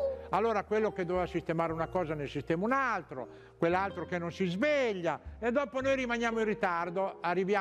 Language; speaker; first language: Italian; native; Italian